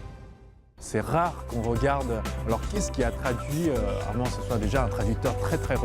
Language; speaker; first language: French; non-native, fluent; Chinese